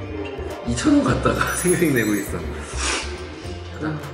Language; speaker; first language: Korean; native; Korean